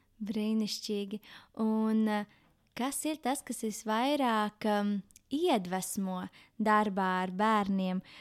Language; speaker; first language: Latvian; native; Latvian